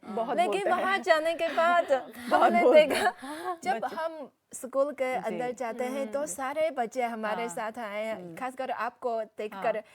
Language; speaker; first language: Hindi; non-native, fluent; Chinese